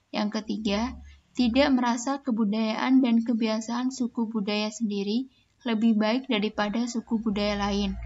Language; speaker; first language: Indonesian; native; Indonesian